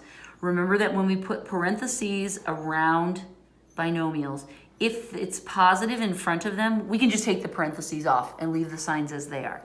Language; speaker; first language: English; native; English